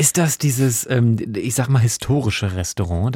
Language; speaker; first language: German; native; German